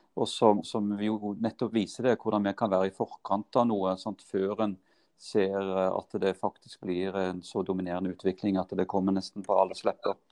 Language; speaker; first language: Norwegian; native; Norwegian